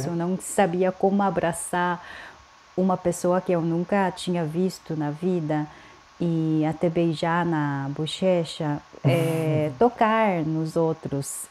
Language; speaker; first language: Portuguese; non-native, fluent; Korean